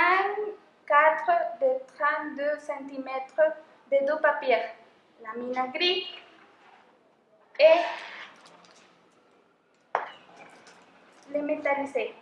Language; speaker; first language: French; non-native, fluent; Spanish